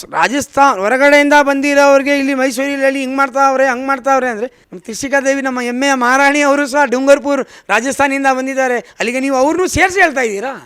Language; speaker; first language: Kannada; non-native, local second language; Marwari